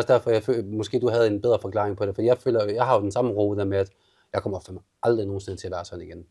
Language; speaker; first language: Danish; native; Danish